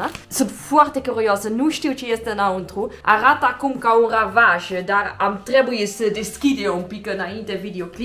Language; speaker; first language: Romanian; non-native, learner; Dutch